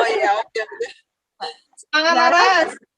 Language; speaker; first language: English; non-native, learner; Indonesian